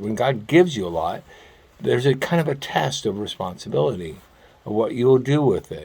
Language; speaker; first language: English; native; English